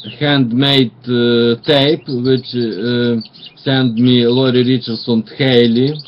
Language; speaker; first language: English; non-native, learner; Russian